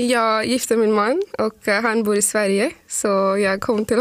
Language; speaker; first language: Swedish; non-native, fluent; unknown